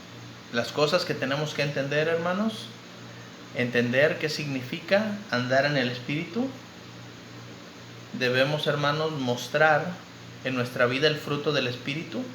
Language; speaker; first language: Spanish; native; Spanish